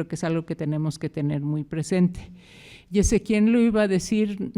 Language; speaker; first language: Spanish; native; Spanish